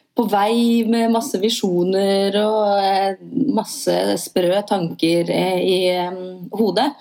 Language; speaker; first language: Norwegian; native; Norwegian